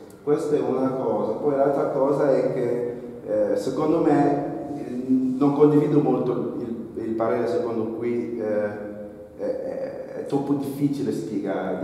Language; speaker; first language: Italian; non-native, fluent; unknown